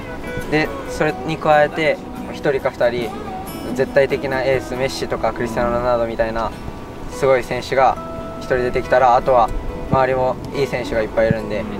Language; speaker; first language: Japanese; native; Japanese